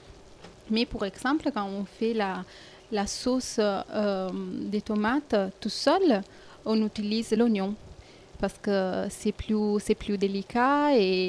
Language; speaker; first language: French; non-native, fluent; Italian